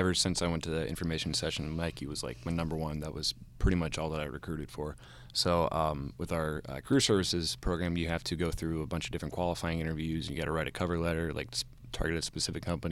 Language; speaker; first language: English; native; English